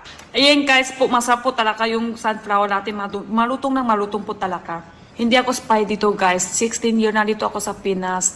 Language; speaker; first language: Filipino; non-native, learner; Chinese